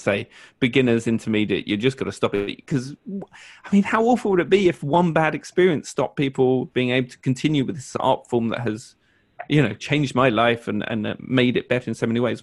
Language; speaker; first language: English; native; English